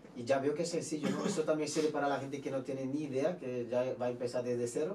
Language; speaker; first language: Spanish; non-native, fluent; Portuguese